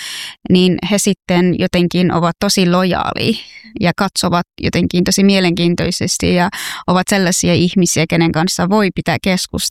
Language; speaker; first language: Finnish; non-native, fluent; Persian